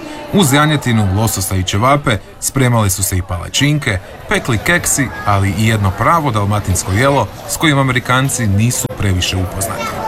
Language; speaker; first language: Serbian; native; Serbian